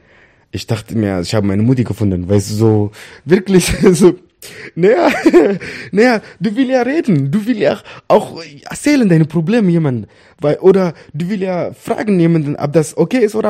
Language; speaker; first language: German; non-native, learner; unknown